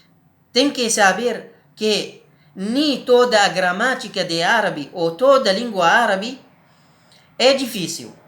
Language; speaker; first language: Portuguese; non-native, learner; Arabic